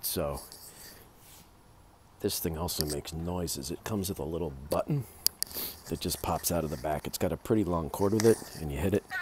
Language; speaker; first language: English; native; English